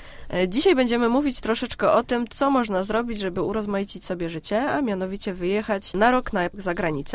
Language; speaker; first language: Polish; native; Polish